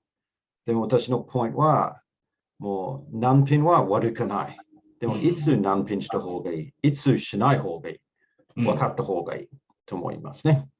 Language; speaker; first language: Japanese; non-native, learner; English